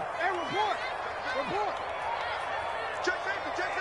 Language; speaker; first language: English; native; English